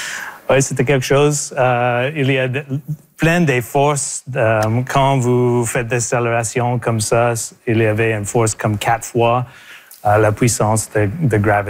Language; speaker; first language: French; non-native, local second language; English